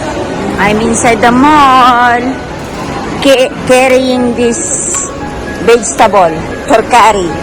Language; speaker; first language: English; non-native, local second language; Filipino